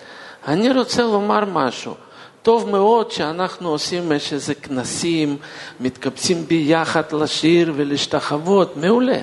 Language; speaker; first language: Hebrew; non-native, fluent; Russian